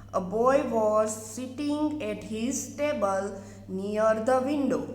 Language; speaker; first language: English; non-native, local second language; Gujarati